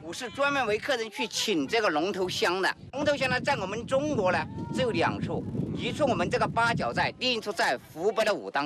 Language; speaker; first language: Chinese; native; Chinese